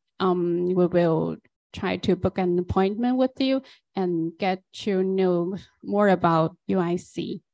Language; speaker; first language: English; non-native, fluent; Chinese